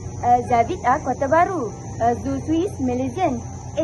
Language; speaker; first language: French; non-native, learner; Malay